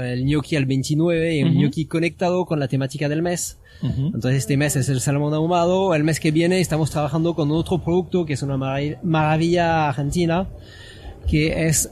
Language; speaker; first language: Spanish; non-native, fluent; French